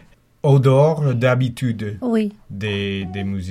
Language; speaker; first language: French; non-native, fluent; English